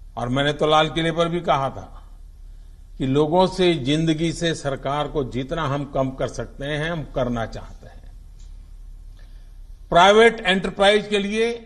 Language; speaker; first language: Hindi; non-native, local second language; Gujarati